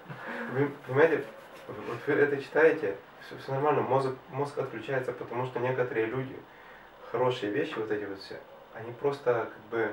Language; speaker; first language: Russian; native; Russian